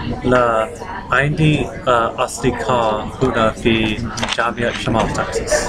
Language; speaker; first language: Arabic; non-native, learner; English